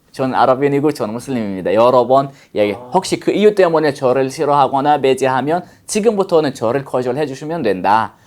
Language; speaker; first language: Korean; non-native, fluent; Arabic